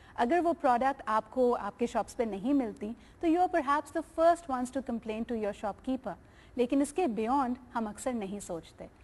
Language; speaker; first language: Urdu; native; Urdu